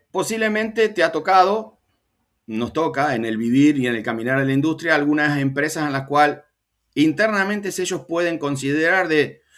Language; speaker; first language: Spanish; native; Spanish